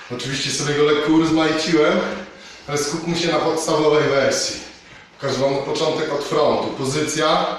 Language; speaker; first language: Polish; native; Polish